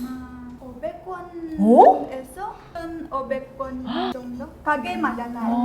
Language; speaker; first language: Korean; non-native, fluent; Indonesian